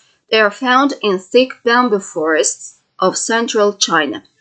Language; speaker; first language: English; non-native, fluent; Azerbaijani